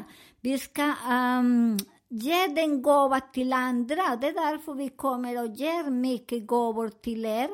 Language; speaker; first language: Swedish; non-native, learner; Spanish